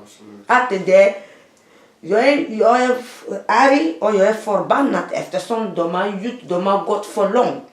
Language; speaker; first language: Swedish; non-native, learner; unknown